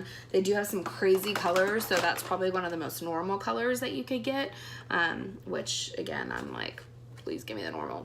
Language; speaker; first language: English; native; English